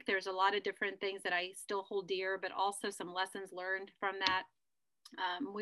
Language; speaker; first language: English; early bilingual, other home language; Spanish